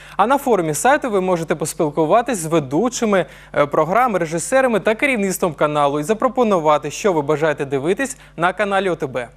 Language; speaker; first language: Ukrainian; native; Ukrainian